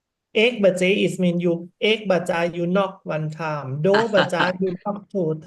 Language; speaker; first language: English; non-native, learner; Korean